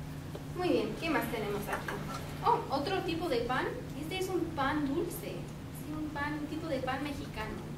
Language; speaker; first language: Spanish; non-native, fluent; English